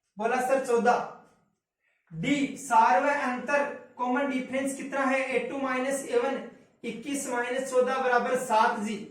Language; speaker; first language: Hindi; native; Hindi